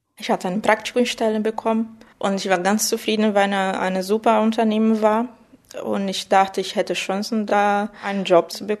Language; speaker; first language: German; non-native, fluent; Portuguese